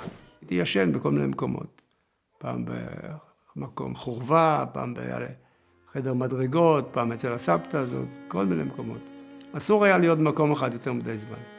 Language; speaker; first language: Hebrew; early bilingual, other home language; Yiddish